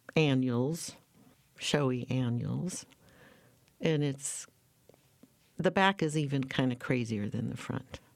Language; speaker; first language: English; native; English